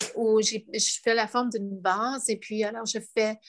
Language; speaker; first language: French; non-native, fluent; English